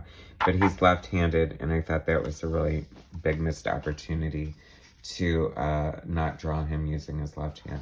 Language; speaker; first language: English; native; English